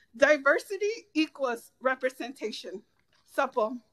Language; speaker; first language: English; native; English